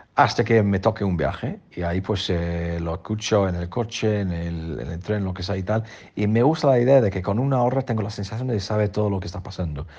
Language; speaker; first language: Spanish; non-native, fluent; English